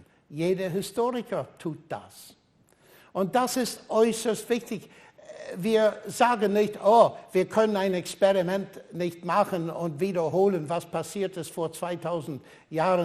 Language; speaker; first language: German; non-native, fluent; English